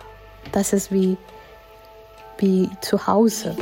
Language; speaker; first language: German; non-native, fluent; Gujarati